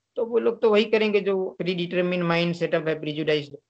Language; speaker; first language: Hindi; non-native, local second language; Gujarati